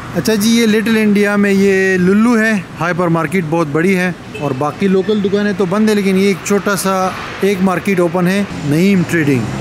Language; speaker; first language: Urdu; native; Urdu